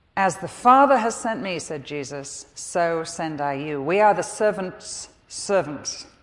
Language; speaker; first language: English; native; English